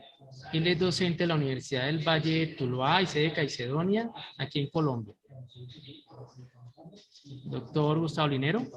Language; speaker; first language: Spanish; native; Spanish